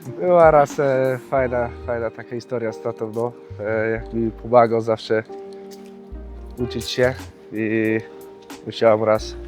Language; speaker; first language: Polish; early bilingual, heritage; Polish